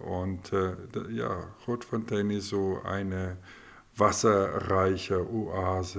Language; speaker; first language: German; non-native, local second language; Afrikaans